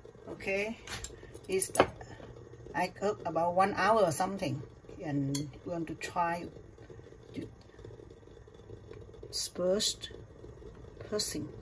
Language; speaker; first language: English; non-native, learner; Vietnamese